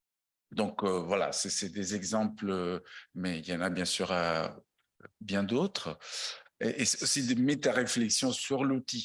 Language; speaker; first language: French; non-native, fluent; Italian